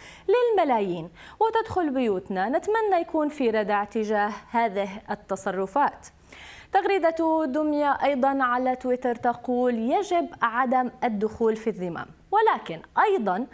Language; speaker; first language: Arabic; native; Arabic